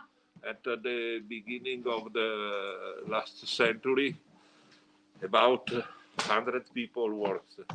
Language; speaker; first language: English; non-native, learner; Italian